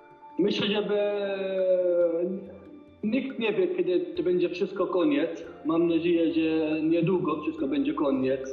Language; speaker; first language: Polish; non-native, fluent; Arabic